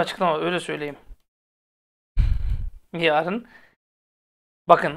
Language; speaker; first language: Turkish; native; Turkish